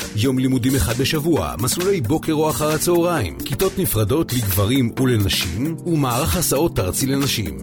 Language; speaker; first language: Hebrew; native; Hebrew